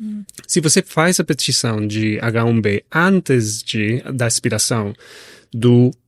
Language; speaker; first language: Portuguese; non-native, fluent; Spanish